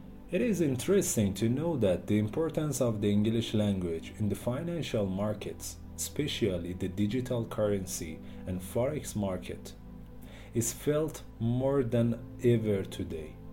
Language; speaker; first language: English; non-native, fluent; Persian